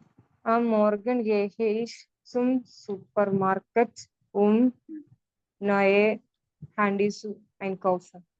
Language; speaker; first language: German; non-native, learner; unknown